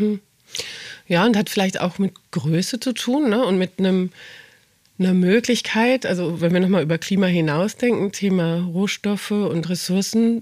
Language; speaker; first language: German; native; German